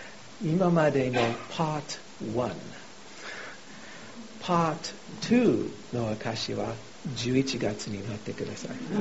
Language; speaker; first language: Japanese; non-native, fluent; English